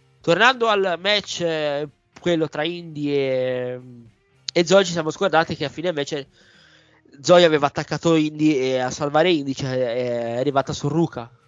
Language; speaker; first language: Italian; native; Italian